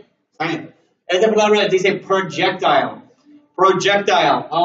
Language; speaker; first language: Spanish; non-native, learner; English